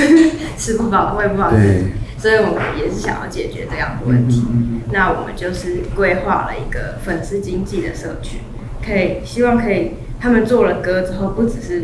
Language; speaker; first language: Chinese; native; Chinese